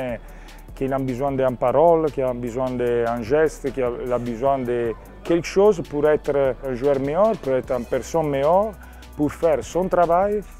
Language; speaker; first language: French; non-native, learner; Italian